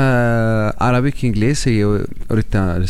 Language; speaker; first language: Spanish; non-native, learner; Arabic